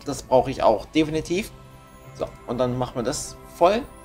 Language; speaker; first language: German; native; German